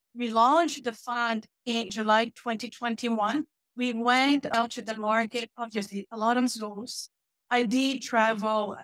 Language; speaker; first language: English; non-native, fluent; Portuguese